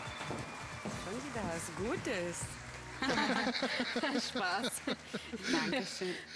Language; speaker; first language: German; non-native, fluent; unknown